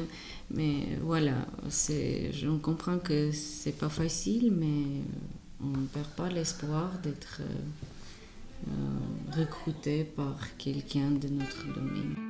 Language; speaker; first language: French; non-native, fluent; Armenian